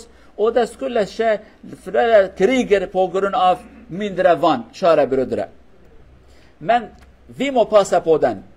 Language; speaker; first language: Norwegian; non-native, learner; Kurdish